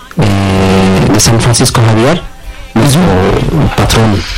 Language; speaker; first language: Spanish; non-native, learner; Bangla